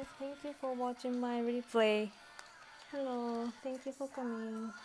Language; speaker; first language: English; non-native, learner; Japanese